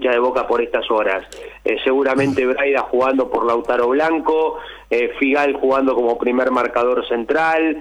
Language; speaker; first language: Spanish; native; Spanish